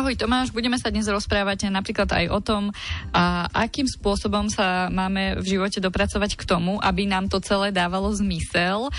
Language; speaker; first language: Slovak; native; Slovak